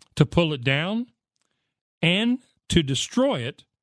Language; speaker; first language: English; native; English